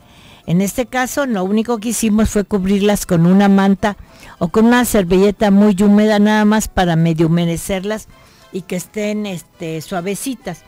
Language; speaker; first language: Spanish; native; Spanish